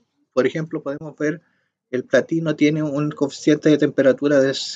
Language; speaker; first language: Spanish; native; Spanish